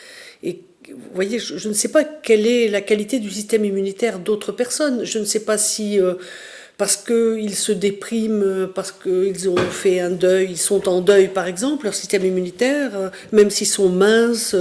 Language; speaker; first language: French; native; French